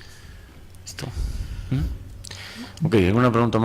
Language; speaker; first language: Spanish; native; Spanish